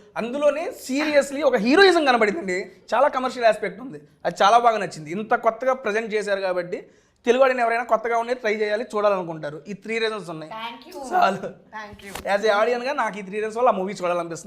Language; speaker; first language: Telugu; native; Telugu